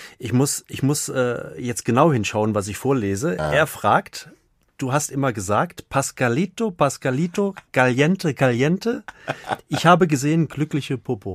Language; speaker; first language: German; native; German